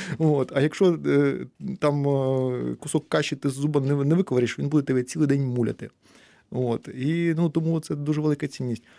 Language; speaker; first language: Ukrainian; non-native, local second language; Russian